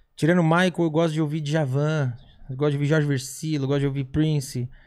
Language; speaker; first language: Portuguese; native; Portuguese